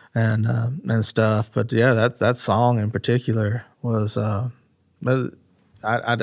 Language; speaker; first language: English; native; English